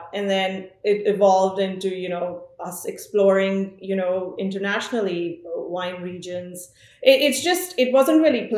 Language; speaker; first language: English; non-native, local second language; Punjabi